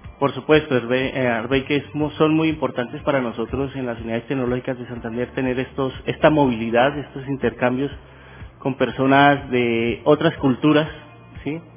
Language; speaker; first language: Spanish; native; Spanish